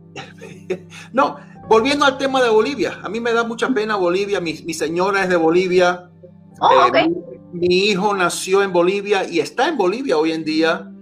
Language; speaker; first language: Spanish; early bilingual, heritage; Spanish